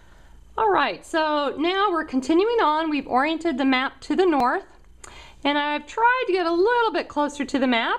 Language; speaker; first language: English; native; English